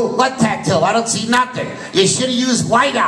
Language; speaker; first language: English; native; English